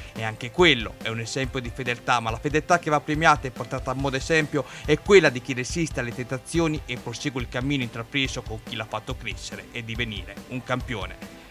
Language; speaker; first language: Italian; native; Italian